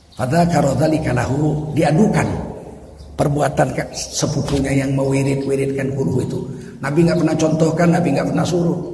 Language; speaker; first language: Indonesian; native; Indonesian